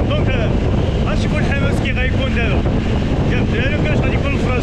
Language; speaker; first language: Arabic; native; Arabic